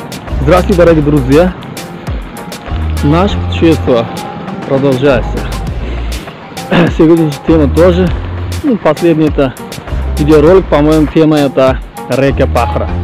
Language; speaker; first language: Russian; non-native, learner; Uzbek